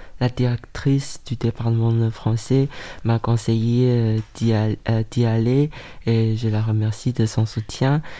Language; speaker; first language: French; non-native, fluent; Chinese